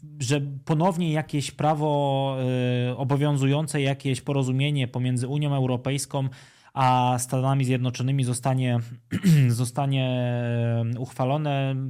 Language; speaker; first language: Polish; native; Polish